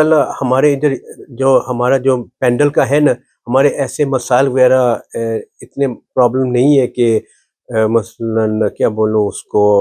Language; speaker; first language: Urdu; early bilingual, heritage; Urdu